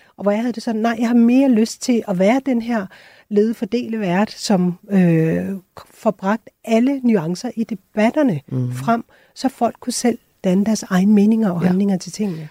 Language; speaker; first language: Danish; early bilingual, other home language; Urdu